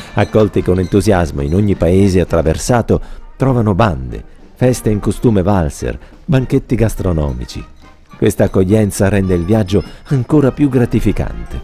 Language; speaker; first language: Italian; native; Italian